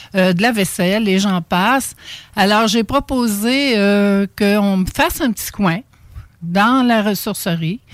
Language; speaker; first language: French; native; French